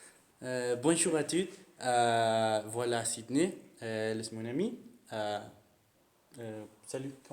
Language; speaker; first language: French; non-native, learner; Spanish